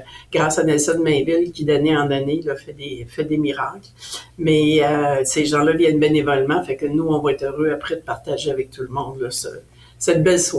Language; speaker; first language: French; native; French